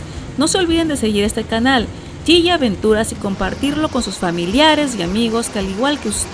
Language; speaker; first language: Spanish; native; Spanish